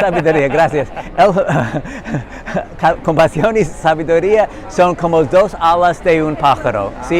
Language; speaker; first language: Spanish; non-native, learner; English